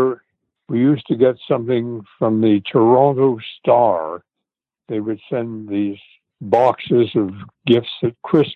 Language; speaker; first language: English; native; English